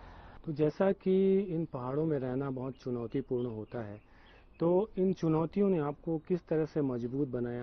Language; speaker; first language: Hindi; native; Hindi